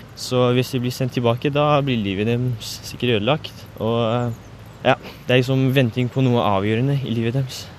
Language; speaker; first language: Norwegian; early bilingual, other home language; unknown